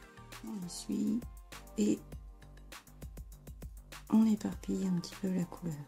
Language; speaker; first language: French; native; French